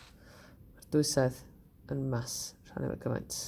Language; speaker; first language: Welsh; native; Welsh